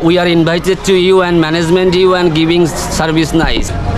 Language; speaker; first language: English; non-native, local second language; Bangla